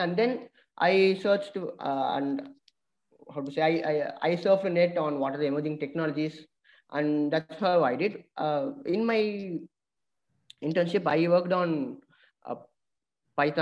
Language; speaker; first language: English; non-native, local second language; Tamil